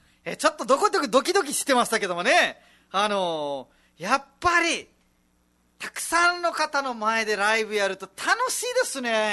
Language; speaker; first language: Japanese; non-native, fluent; Nepali